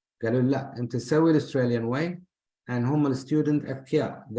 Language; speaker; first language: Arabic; native; Arabic